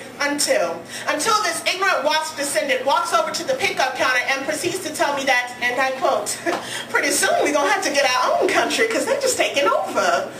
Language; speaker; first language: English; native; English